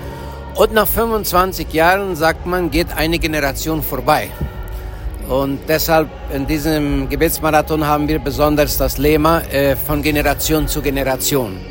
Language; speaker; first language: German; early bilingual, heritage; Low German